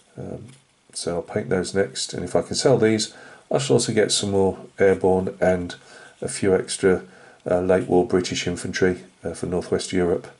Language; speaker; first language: English; native; English